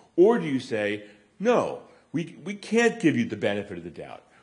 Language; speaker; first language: English; native; English